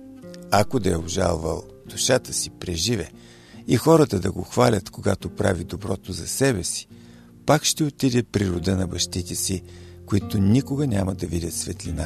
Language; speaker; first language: Bulgarian; native; Bulgarian